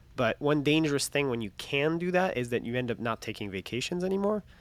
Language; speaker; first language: English; non-native, fluent; French